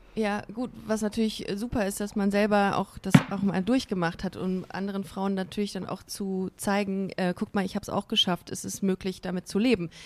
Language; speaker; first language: German; native; German